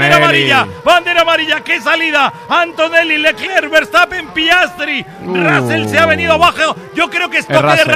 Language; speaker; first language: Spanish; native; Spanish